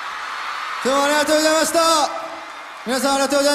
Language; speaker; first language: Japanese; non-native, fluent; Korean